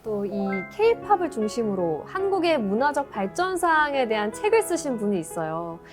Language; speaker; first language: Korean; native; Korean